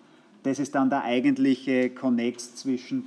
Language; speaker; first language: German; native; German